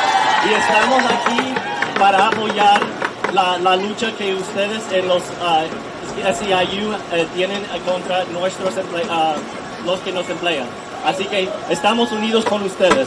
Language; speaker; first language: Spanish; non-native, fluent; English